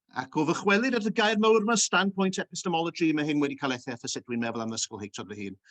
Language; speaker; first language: Welsh; early bilingual, heritage; Welsh